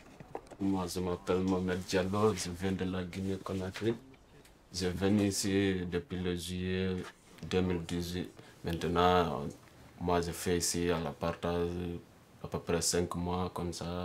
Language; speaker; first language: French; non-native, learner; Fula